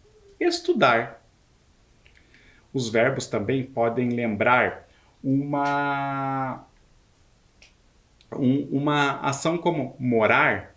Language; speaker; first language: Portuguese; native; Portuguese